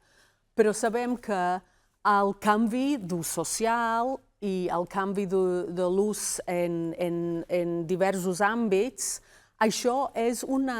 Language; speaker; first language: Catalan; non-native, fluent; Welsh